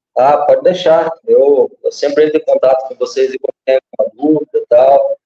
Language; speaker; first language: Portuguese; native; Portuguese